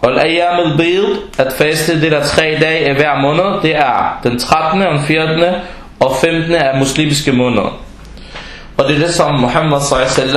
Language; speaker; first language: Danish; non-native, fluent; Arabic